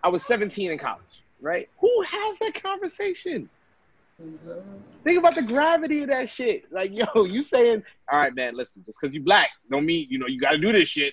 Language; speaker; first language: English; native; English